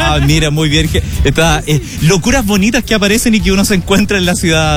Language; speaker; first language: Spanish; native; Spanish